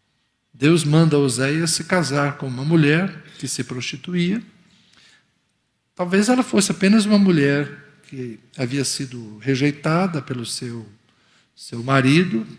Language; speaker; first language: Portuguese; native; Portuguese